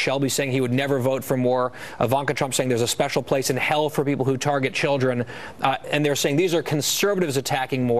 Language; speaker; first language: English; native; English